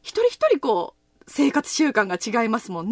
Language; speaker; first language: Japanese; native; Japanese